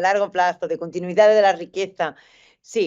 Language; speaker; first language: Spanish; native; Spanish